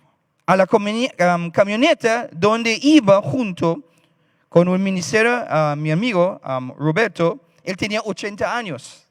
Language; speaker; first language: Spanish; non-native, fluent; English